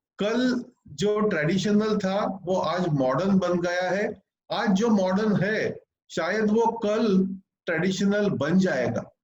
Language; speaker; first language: Hindi; non-native, local second language; Marathi